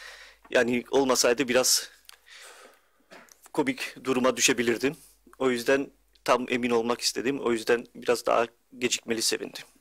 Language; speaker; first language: Turkish; early bilingual, heritage; Turkish